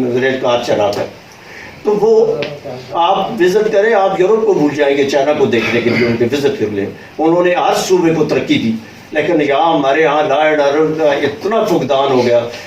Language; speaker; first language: Urdu; non-native, local second language; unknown